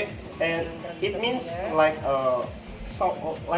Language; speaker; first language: English; non-native, learner; Indonesian